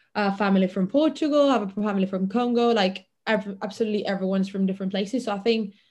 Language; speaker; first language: English; non-native, fluent; Catalan